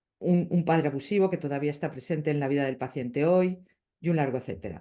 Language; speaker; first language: Spanish; native; Spanish